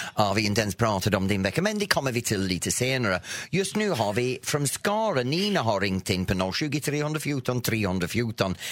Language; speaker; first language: Swedish; non-native, fluent; English